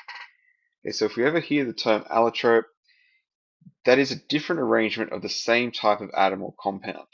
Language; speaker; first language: English; native; English